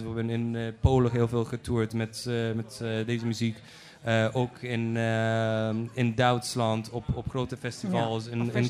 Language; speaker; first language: Dutch; non-native, fluent; Polish